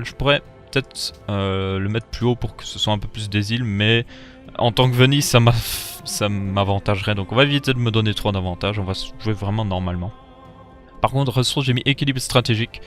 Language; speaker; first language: French; native; French